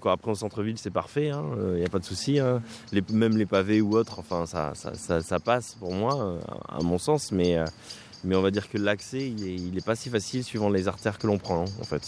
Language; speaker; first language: French; native; French